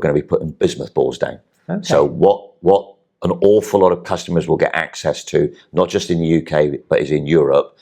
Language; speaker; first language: English; native; English